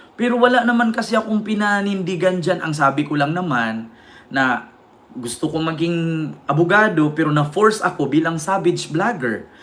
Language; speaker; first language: Filipino; non-native, local second language; Cebuano